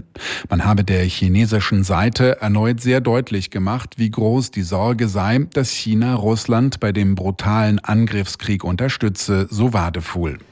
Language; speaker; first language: German; native; German